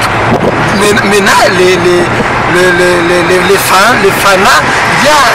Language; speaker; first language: French; non-native, learner; Rundi